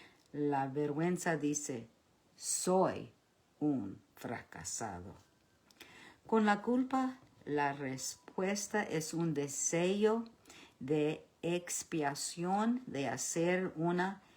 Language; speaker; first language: Spanish; early bilingual, heritage; Spanish